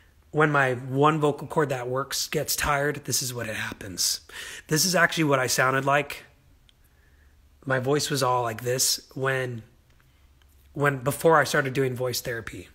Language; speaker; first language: English; early bilingual, other home language; Spanish